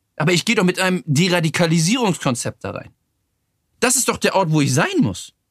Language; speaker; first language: German; native; German